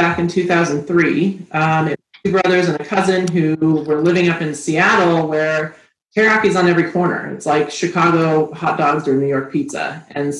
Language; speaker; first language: English; native; English